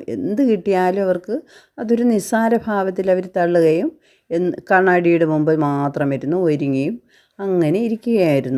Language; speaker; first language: Malayalam; native; Malayalam